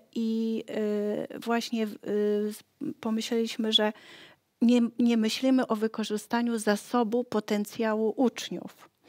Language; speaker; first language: Polish; native; Polish